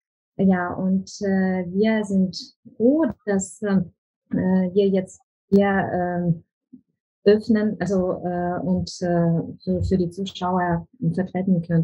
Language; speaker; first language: German; non-native, fluent; Ukrainian